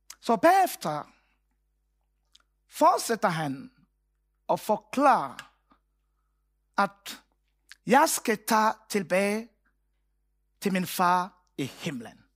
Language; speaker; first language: Danish; non-native, fluent; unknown